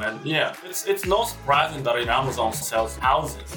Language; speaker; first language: English; non-native, fluent; Japanese